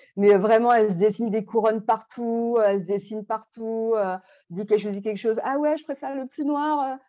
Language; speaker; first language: French; native; French